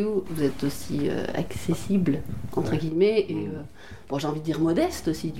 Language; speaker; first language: French; native; French